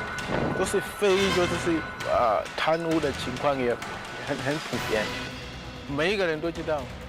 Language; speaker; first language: Chinese; non-native, fluent; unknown